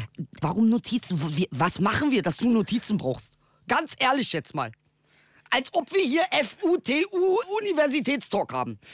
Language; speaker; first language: German; early bilingual, other home language; Turkish